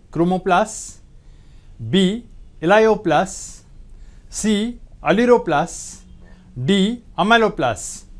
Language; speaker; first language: English; non-native, local second language; Tamil